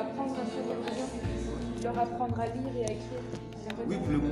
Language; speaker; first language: French; non-native, learner; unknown